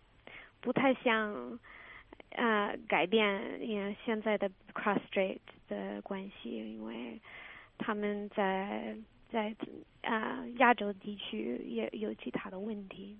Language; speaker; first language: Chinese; non-native, fluent; English